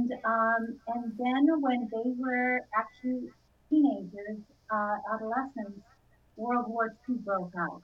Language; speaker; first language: English; early bilingual, other home language; Indonesian